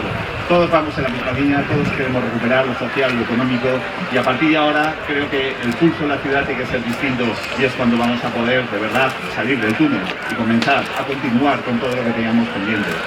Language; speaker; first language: Spanish; native; Spanish